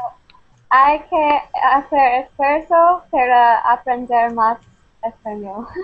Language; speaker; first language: Spanish; non-native, learner; English